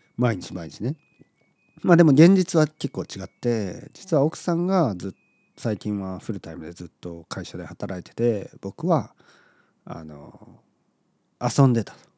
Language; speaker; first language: Japanese; native; Japanese